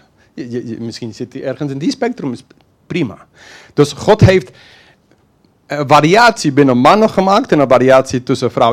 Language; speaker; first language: Dutch; non-native, fluent; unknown